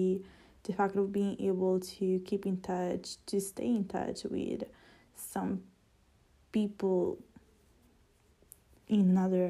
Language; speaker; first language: English; non-native, fluent; Italian